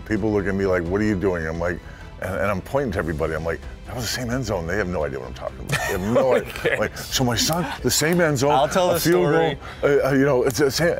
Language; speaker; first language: English; native; English